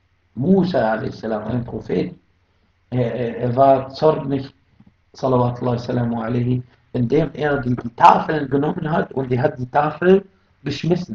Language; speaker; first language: German; non-native, fluent; Arabic